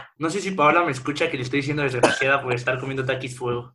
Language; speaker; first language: Spanish; native; Spanish